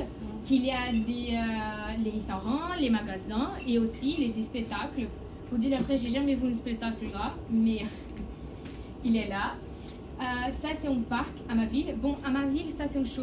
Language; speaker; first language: French; non-native, learner; Portuguese